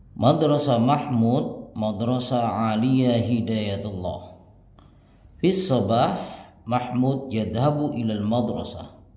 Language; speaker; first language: Arabic; non-native, learner; Indonesian